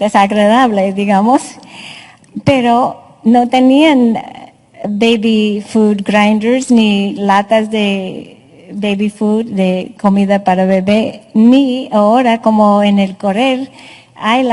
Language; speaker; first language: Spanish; non-native, fluent; English